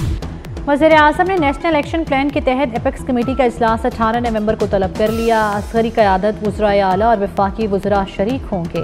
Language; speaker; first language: Urdu; native; Urdu